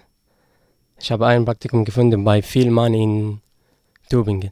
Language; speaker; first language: German; non-native, learner; Arabic